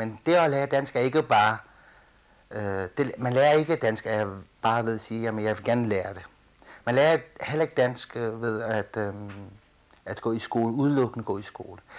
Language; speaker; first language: Danish; early bilingual, other home language; Kurdish